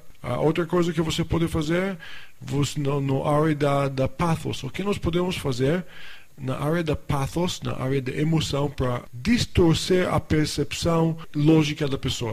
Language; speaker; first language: Portuguese; non-native, fluent; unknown